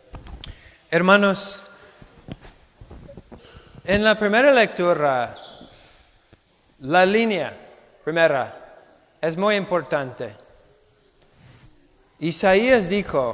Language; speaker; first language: Spanish; non-native, fluent; English